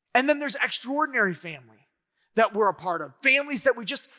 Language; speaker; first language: English; native; English